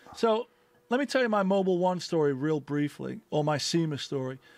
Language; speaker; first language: English; native; English